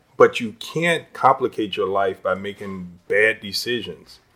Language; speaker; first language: English; native; English